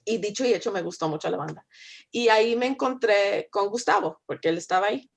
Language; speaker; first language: Spanish; early bilingual, heritage; Spanish